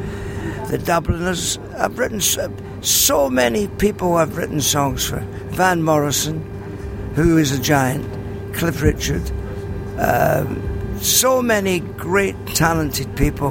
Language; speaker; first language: English; native; English